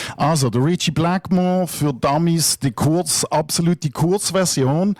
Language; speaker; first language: German; native; German